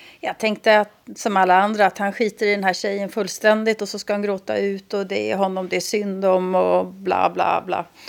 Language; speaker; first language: Swedish; native; Swedish